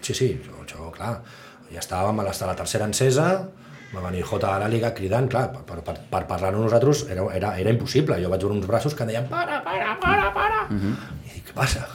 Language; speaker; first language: Catalan; native; Catalan